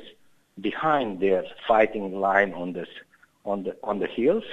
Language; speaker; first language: English; non-native, fluent; Romanian